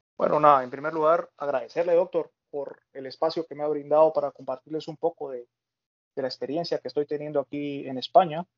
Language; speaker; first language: Spanish; native; Spanish